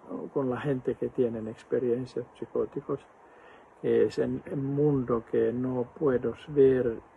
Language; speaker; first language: Spanish; non-native, fluent; Finnish